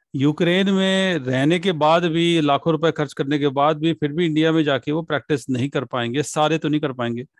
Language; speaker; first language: Hindi; non-native, local second language; Punjabi